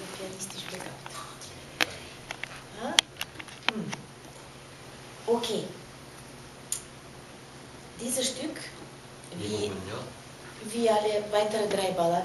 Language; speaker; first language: German; non-native, fluent; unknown